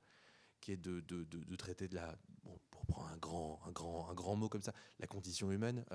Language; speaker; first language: French; native; French